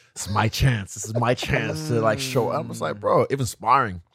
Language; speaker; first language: English; non-native, local second language; Yoruba